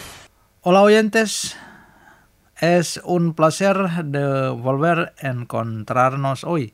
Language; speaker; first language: Spanish; non-native, fluent; Indonesian